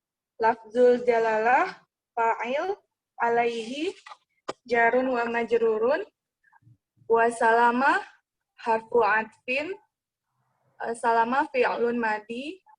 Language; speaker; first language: Arabic; non-native, learner; Indonesian